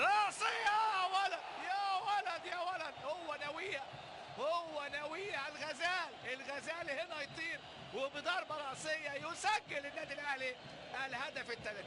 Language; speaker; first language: Arabic; native; Arabic